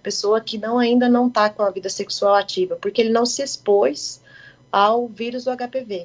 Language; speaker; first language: Portuguese; native; Portuguese